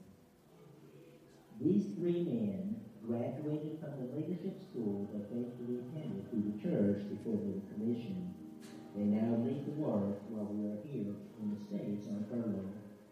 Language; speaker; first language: English; native; English